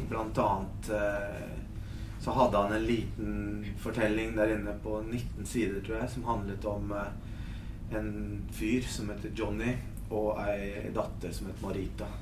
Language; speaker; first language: Norwegian; early bilingual, other home language; Spanish